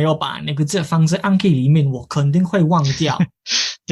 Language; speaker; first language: Chinese; non-native, fluent; English